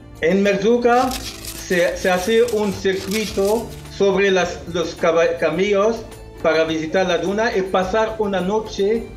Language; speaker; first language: Spanish; non-native, local second language; Arabic